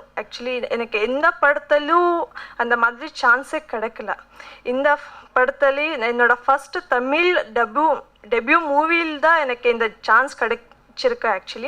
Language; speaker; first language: Tamil; non-native, learner; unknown